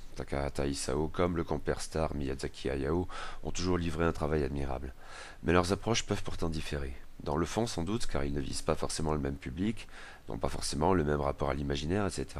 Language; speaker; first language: French; native; French